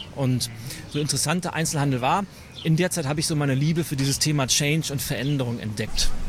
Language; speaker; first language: German; native; German